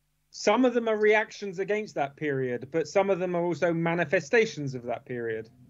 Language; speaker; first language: English; native; English